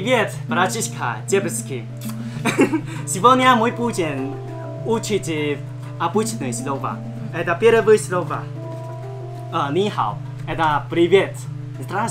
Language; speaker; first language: Russian; non-native, learner; Chinese